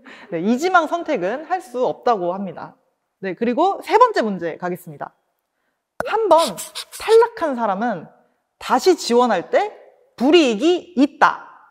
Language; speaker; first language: Korean; native; Korean